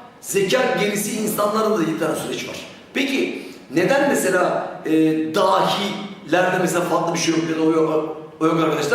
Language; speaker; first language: Turkish; native; Turkish